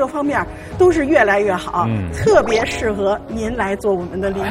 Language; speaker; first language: Chinese; native; Chinese